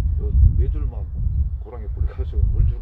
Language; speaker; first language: Korean; native; Korean